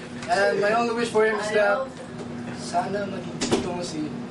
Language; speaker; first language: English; non-native, local second language; Filipino